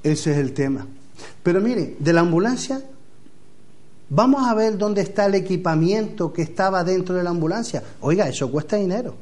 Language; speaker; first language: Spanish; native; Spanish